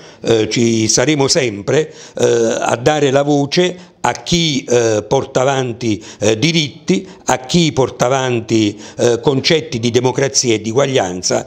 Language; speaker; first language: Italian; native; Italian